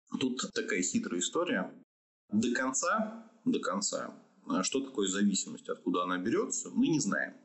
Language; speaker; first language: Russian; native; Russian